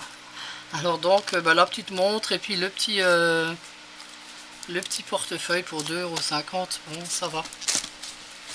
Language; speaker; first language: French; native; French